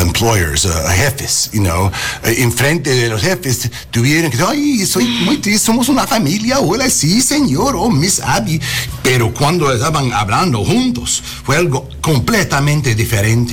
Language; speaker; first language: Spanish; early bilingual, heritage; Spanish